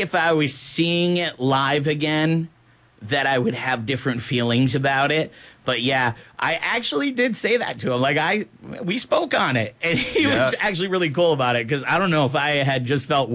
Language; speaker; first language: English; native; English